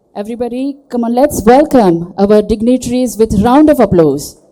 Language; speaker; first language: English; non-native, local second language; Gujarati